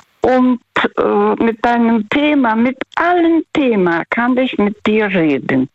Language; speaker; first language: German; non-native, fluent; Russian